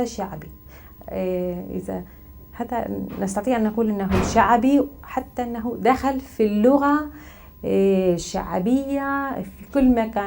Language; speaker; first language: Arabic; non-native, fluent; Spanish